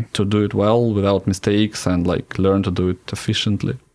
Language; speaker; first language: English; non-native, fluent; Russian